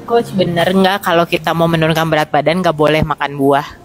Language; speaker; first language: Indonesian; native; Indonesian